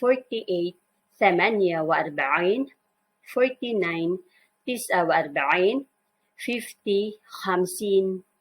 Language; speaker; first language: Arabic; non-native, learner; Filipino